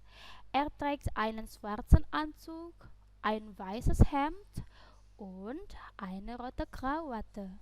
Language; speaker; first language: German; non-native, fluent; Indonesian